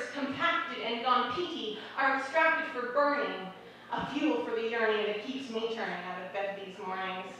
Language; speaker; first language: English; native; English